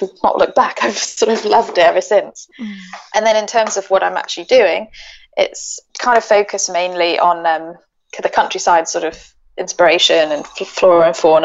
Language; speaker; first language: English; native; English